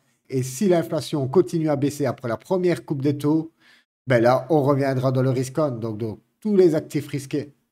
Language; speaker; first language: French; native; French